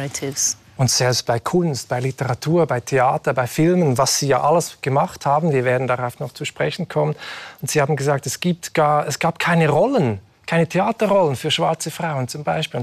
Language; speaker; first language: German; native; German